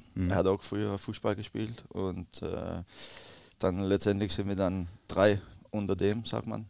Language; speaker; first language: German; non-native, learner; Danish